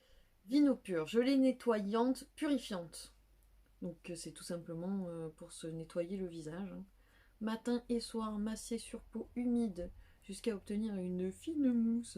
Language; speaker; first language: French; native; French